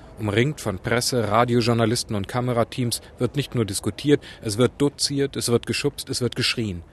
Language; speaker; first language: German; native; German